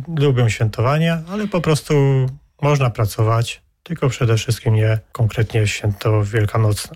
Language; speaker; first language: Polish; native; Polish